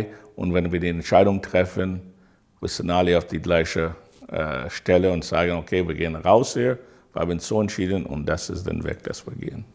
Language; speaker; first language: German; non-native, fluent; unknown